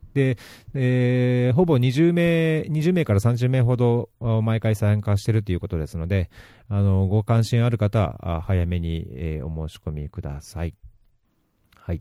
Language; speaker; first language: Japanese; native; Japanese